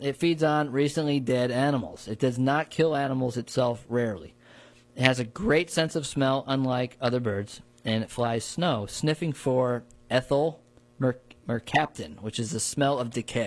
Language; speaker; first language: English; native; English